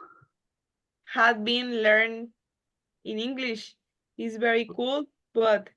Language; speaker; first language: English; non-native, learner; Spanish